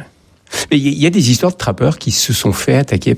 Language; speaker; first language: French; native; French